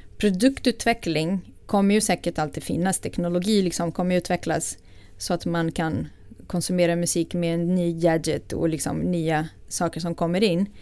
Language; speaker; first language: Swedish; non-native, fluent; Portuguese